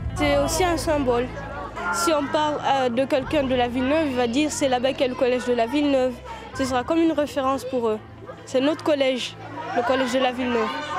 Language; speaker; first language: French; native; French